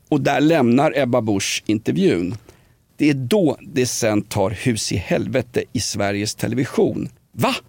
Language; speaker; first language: Swedish; native; Swedish